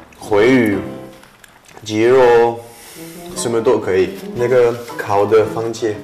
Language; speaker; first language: Chinese; non-native, fluent; French